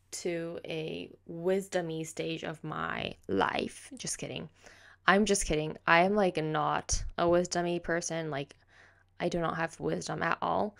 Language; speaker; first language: English; native; English